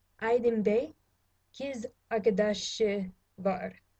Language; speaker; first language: Turkish; non-native, learner; English